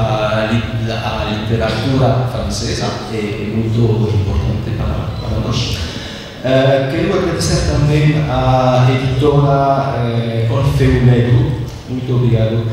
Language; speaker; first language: Portuguese; non-native, learner; French